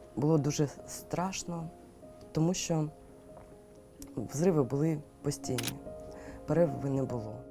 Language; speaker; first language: Ukrainian; non-native, local second language; Russian